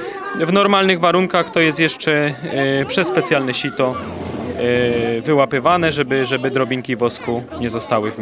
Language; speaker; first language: Polish; native; Polish